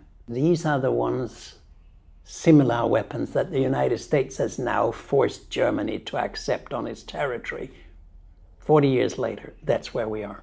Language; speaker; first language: English; non-native, fluent; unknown